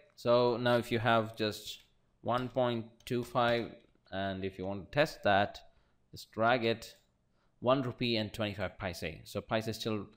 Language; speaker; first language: English; non-native, local second language; Malayalam